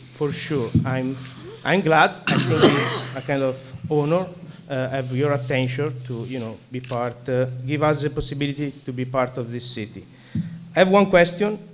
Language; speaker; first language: English; non-native, learner; Italian